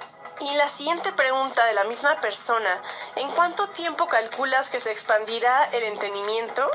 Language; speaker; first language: Spanish; native; Spanish